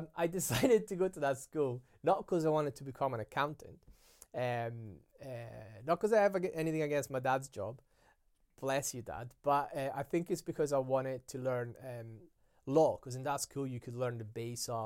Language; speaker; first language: English; non-native, fluent; Italian